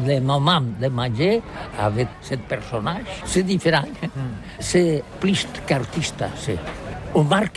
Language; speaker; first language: French; non-native, learner; Catalan